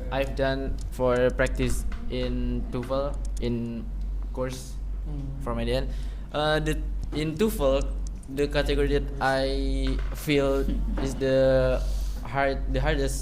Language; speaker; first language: English; non-native, learner; Indonesian